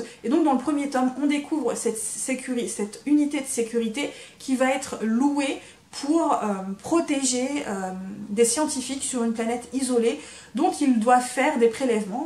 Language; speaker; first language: French; native; French